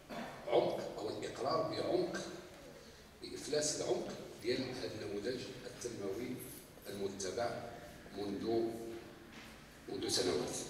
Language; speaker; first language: Arabic; native; Arabic